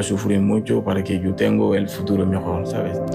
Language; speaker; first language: Spanish; non-native, fluent; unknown